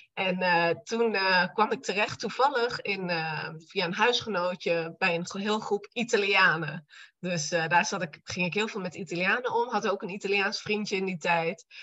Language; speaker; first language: Dutch; native; Dutch